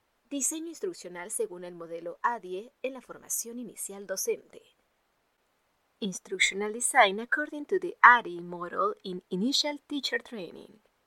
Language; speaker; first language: Spanish; native; Spanish